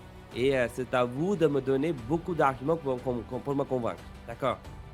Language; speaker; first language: French; non-native, fluent; English